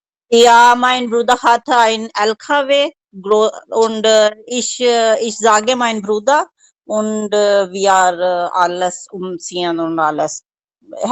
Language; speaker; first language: German; non-native, learner; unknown